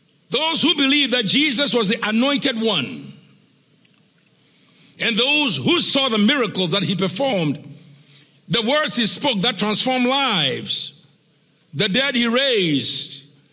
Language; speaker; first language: English; non-native, local second language; Akan